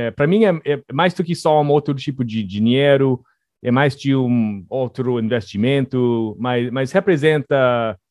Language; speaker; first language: Portuguese; non-native, fluent; English